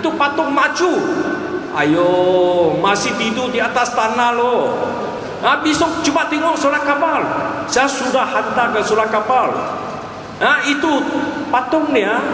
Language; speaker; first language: Malay; non-native, local second language; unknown